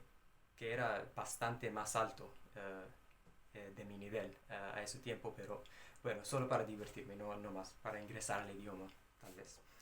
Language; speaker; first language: Spanish; non-native, fluent; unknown